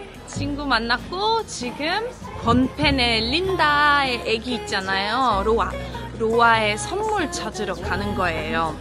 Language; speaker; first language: Korean; non-native, fluent; French